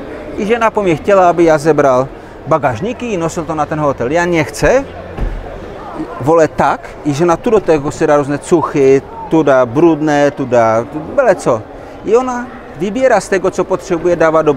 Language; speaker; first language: Polish; non-native, learner; Czech